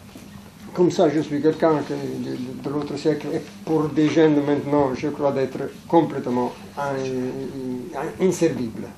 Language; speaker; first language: French; non-native, fluent; Italian